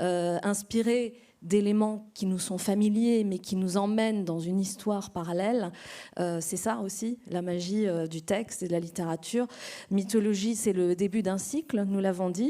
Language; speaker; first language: French; native; French